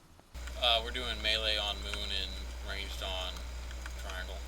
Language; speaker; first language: English; native; English